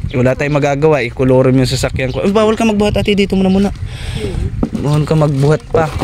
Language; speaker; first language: Filipino; native; Filipino